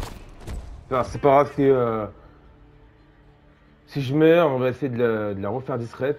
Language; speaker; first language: French; native; French